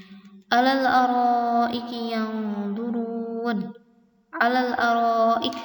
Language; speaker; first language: Arabic; non-native, fluent; Indonesian